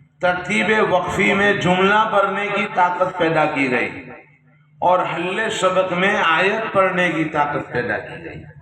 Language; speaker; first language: Urdu; non-native, local second language; Gujarati